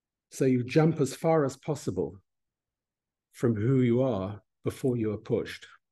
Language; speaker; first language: English; native; English